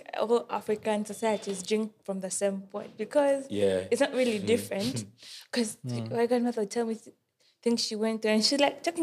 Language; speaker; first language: English; non-native, local second language; Ganda